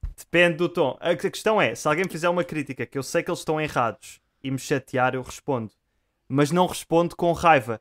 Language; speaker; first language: Portuguese; native; Portuguese